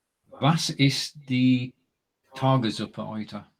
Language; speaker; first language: German; non-native, learner; English